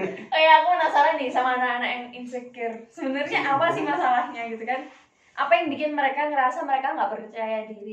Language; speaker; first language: Indonesian; native; Indonesian